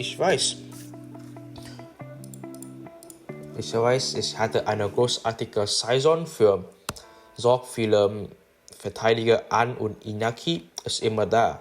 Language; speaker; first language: German; non-native, learner; English